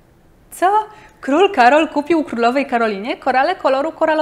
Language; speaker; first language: Polish; native; Polish